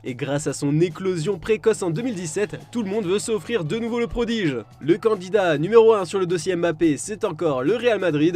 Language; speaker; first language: French; native; French